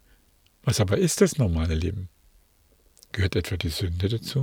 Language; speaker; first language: German; native; German